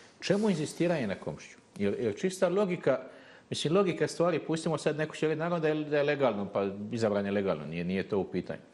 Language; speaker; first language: Bosnian; native; Bosnian